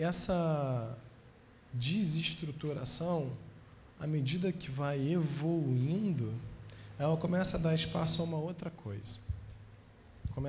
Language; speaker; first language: Portuguese; native; Portuguese